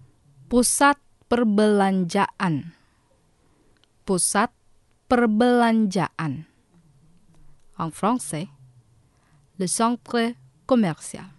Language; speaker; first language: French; non-native, fluent; Indonesian